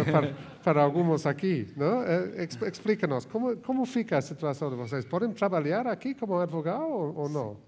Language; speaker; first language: Portuguese; non-native, fluent; Spanish